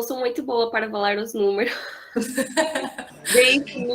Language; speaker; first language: Portuguese; non-native, fluent; English